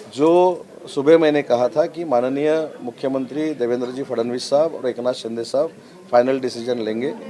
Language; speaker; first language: Hindi; non-native, local second language; Marathi